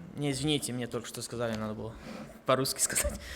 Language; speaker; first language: Russian; early bilingual, heritage; Russian